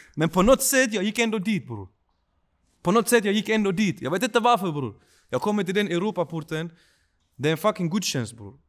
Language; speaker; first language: Swedish; early bilingual, other home language; Spanish